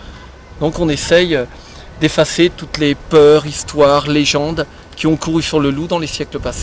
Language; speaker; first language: French; native; French